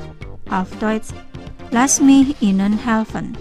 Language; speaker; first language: German; non-native, fluent; Indonesian